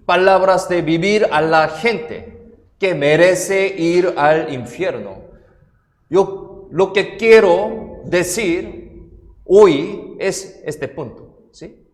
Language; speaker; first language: Spanish; non-native, fluent; Korean